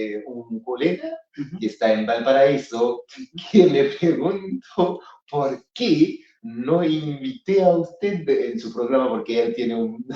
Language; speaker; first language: Spanish; non-native, fluent; Haitian Creole